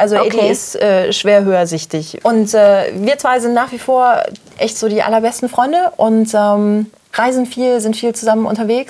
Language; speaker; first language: German; native; German